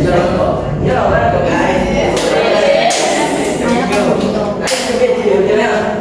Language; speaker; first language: English; non-native, learner; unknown